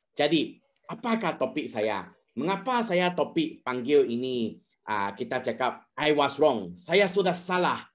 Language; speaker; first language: Malay; non-native, local second language; Chinese